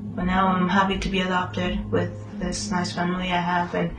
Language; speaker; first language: English; early bilingual, other home language; Spanish